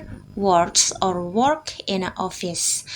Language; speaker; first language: English; non-native, learner; Indonesian